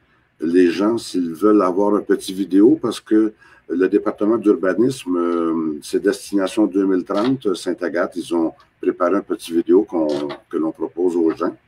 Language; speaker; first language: French; native; French